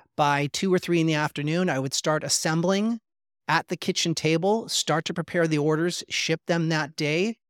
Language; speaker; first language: English; native; English